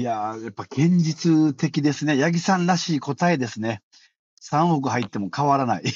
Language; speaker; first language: Japanese; native; Japanese